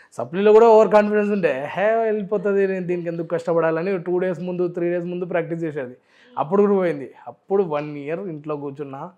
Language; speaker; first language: Telugu; non-native, local second language; Urdu